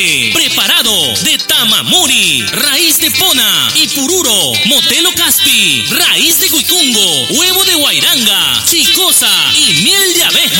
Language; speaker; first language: Spanish; native; Spanish